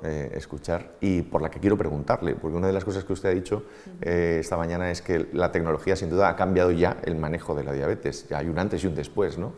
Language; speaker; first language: Spanish; native; Spanish